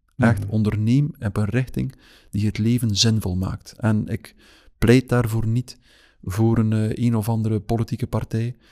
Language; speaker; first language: Dutch; native; Dutch